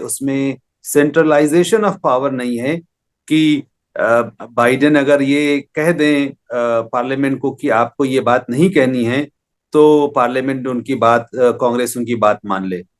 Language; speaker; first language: Hindi; native; Hindi